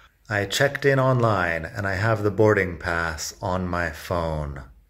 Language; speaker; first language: English; native; English